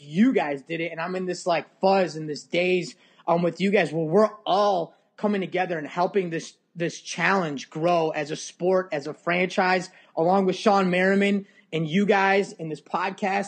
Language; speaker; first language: English; native; English